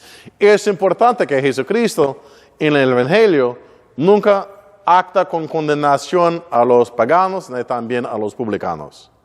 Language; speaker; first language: Spanish; non-native, learner; English